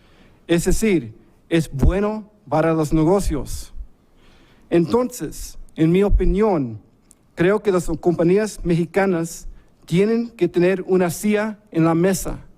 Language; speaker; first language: Spanish; early bilingual, heritage; English